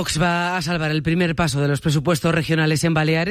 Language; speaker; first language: Spanish; native; Spanish